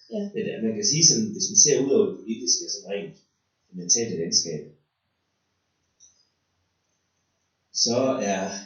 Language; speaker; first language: Danish; native; Danish